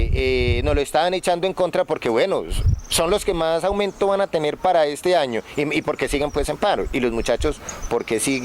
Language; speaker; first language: Spanish; native; Spanish